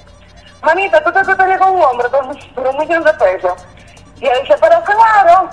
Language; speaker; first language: Spanish; native; Spanish